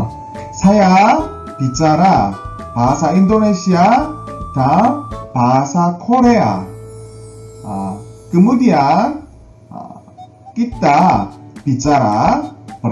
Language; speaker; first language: Indonesian; non-native, learner; Korean